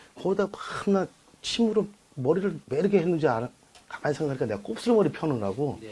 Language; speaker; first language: Korean; native; Korean